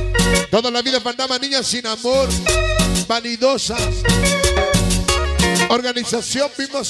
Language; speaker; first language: Spanish; native; Spanish